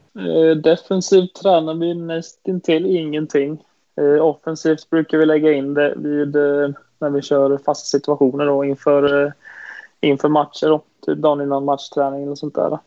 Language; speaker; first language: Swedish; native; Swedish